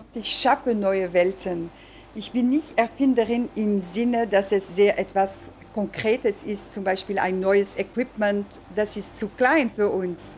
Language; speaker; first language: German; non-native, fluent; French